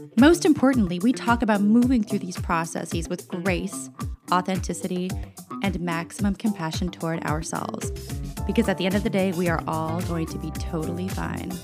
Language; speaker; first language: English; early bilingual, other home language; Russian